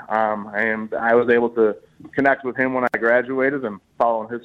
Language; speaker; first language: English; native; English